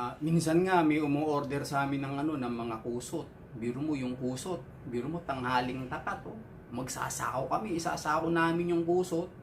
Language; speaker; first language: Filipino; native; Filipino